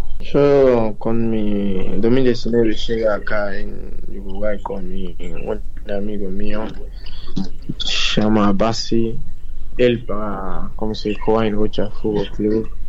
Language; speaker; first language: Spanish; non-native, learner; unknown